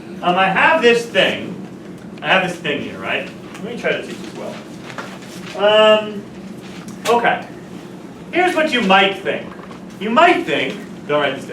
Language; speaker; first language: English; native; English